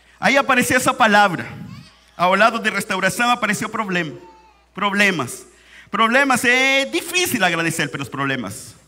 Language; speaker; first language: Portuguese; non-native, fluent; Spanish